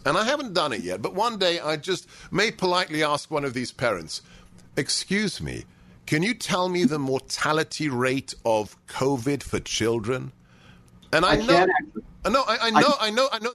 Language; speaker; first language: English; native; English